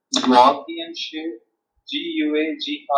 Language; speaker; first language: Chinese; non-native, learner; Tamil